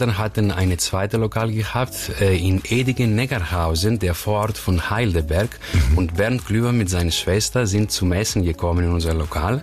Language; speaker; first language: German; non-native, fluent; Greek